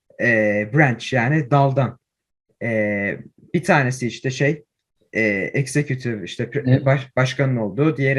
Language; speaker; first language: Turkish; early bilingual, heritage; Turkish